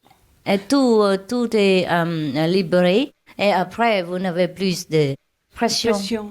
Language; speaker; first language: French; non-native, learner; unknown